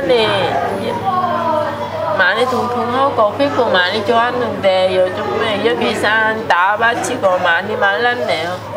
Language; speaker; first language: Korean; non-native, fluent; Vietnamese